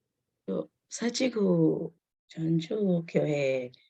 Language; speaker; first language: Korean; non-native, fluent; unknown